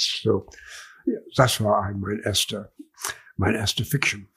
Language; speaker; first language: German; non-native, learner; English